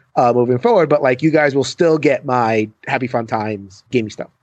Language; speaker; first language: English; native; English